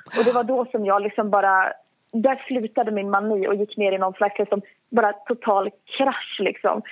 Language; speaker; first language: Swedish; native; Swedish